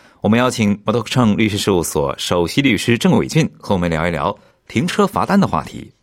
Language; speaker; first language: Chinese; native; Chinese